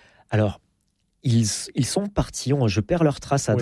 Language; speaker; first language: French; native; French